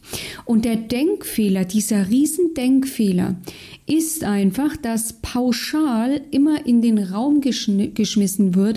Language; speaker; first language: German; native; German